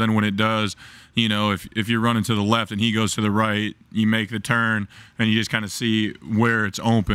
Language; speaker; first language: English; native; English